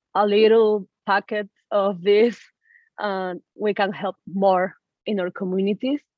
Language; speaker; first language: English; non-native, learner; Spanish